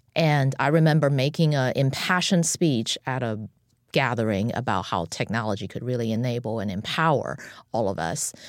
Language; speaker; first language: English; non-native, fluent; Chinese